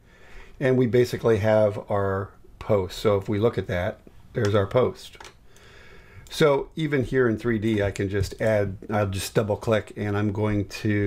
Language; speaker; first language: English; native; English